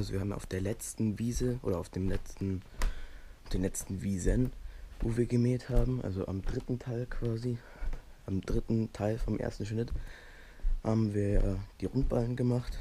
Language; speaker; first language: German; native; German